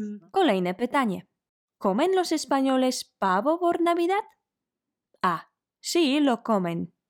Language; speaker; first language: Spanish; non-native, fluent; Polish